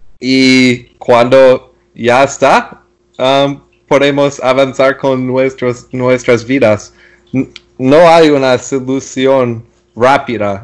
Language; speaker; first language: Spanish; non-native, learner; English